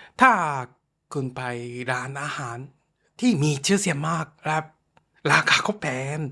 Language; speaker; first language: Thai; non-native, fluent; Japanese